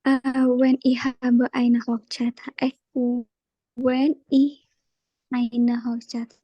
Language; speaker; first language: German; non-native, learner; Indonesian